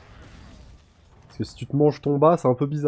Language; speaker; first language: French; native; French